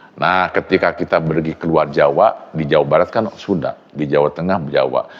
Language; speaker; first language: Indonesian; non-native, local second language; Sundanese